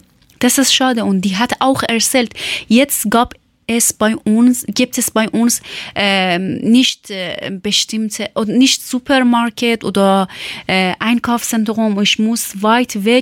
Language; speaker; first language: German; non-native, learner; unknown